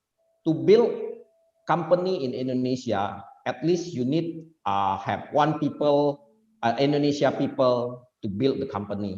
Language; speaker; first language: English; non-native, fluent; Indonesian